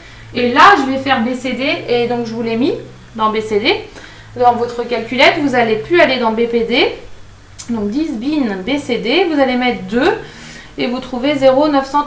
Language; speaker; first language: French; native; French